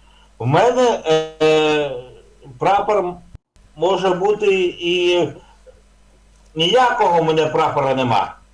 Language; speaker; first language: Ukrainian; non-native, local second language; Russian